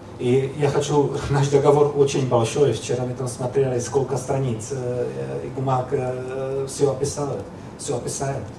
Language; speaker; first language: Russian; non-native, learner; Czech